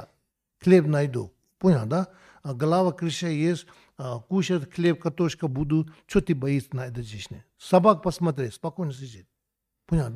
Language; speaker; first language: Russian; non-native, learner; Tibetan